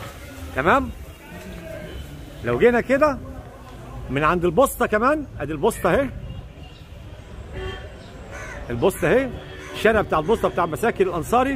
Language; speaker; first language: Arabic; native; Arabic